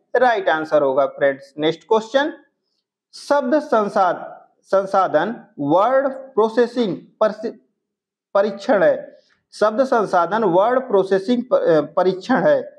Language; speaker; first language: Hindi; native; Hindi